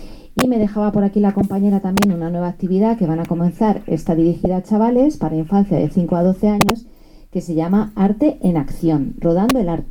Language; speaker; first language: Spanish; native; Spanish